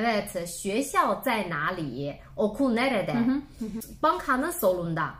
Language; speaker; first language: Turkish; non-native, fluent; Chinese